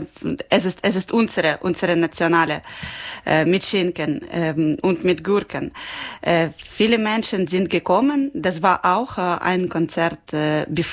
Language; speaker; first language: German; non-native, learner; Ukrainian